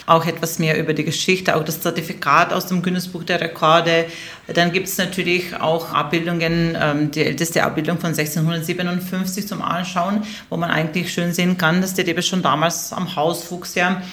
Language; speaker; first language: German; non-native, fluent; Slovenian